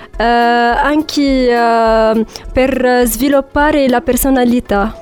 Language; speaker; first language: Italian; non-native, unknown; Arabic